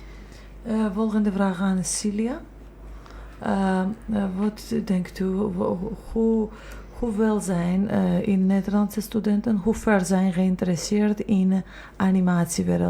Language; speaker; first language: Dutch; non-native, fluent; Georgian